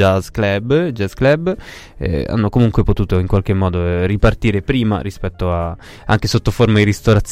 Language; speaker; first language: Italian; native; Italian